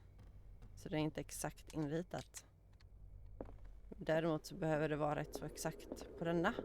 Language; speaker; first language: Swedish; native; Swedish